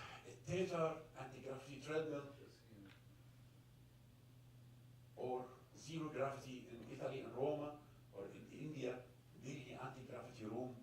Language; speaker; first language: English; non-native, fluent; Arabic